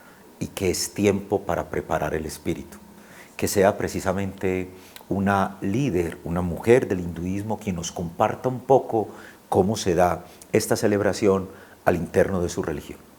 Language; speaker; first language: Spanish; native; Spanish